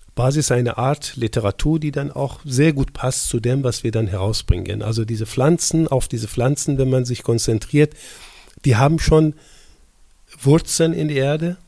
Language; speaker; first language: German; non-native, fluent; Persian